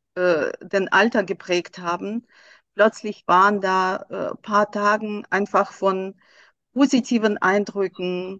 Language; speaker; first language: German; non-native, fluent; Russian